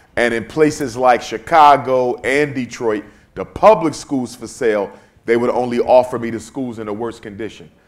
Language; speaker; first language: English; native; English